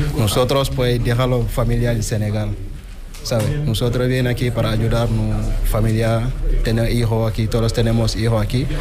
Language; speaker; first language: Spanish; non-native, learner; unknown